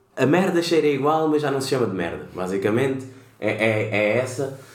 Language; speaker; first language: Portuguese; native; Portuguese